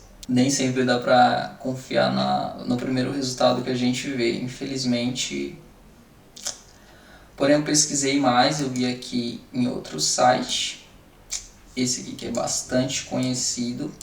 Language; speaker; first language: Portuguese; native; Portuguese